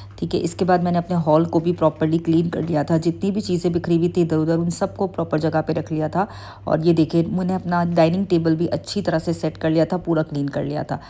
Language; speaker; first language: Urdu; native; Urdu